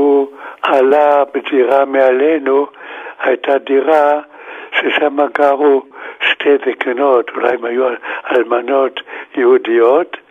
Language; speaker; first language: Hebrew; non-native, fluent; German